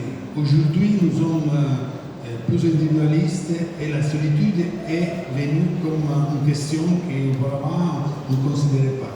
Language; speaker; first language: French; non-native, fluent; Italian